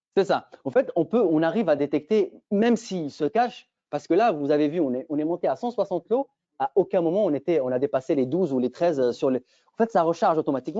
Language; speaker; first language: French; native; French